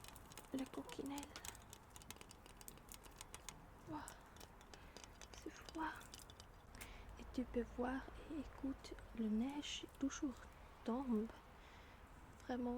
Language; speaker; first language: French; non-native, learner; German